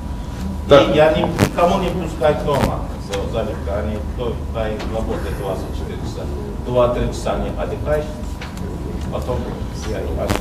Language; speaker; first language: Russian; non-native, learner; Turkish